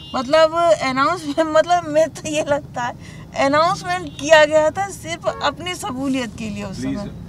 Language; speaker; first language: Hindi; native; Hindi